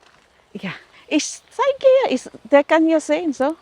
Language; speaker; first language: German; non-native, learner; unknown